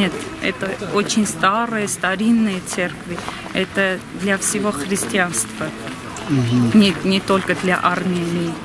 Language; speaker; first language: Russian; non-native, local second language; Armenian